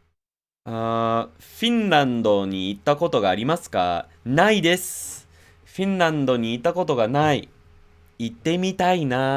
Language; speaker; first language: Japanese; non-native, fluent; English